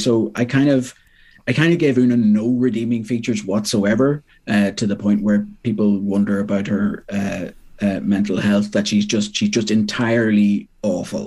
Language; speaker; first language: English; native; English